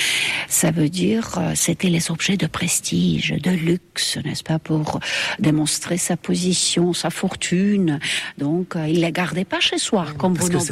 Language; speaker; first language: French; non-native, fluent; Estonian